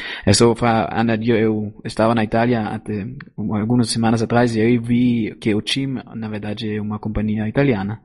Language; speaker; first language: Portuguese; non-native, fluent; German